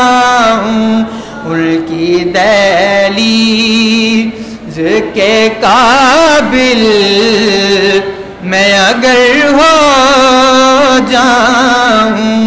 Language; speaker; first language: Urdu; native; Urdu